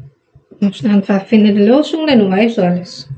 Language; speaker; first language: German; non-native, learner; Indonesian